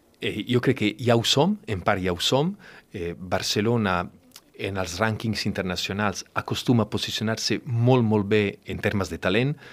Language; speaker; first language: Catalan; non-native, fluent; Italian